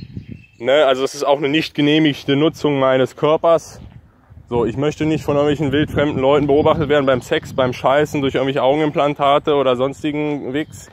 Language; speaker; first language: German; native; German